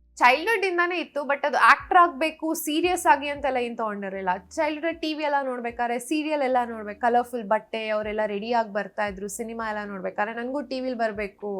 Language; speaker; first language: Kannada; non-native, local second language; Rajasthani